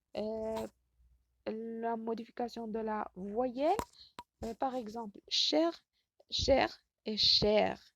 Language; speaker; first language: French; non-native, local second language; Arabic